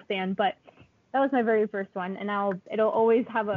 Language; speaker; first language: English; non-native, fluent; Spanish